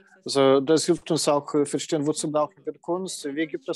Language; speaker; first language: German; non-native, fluent; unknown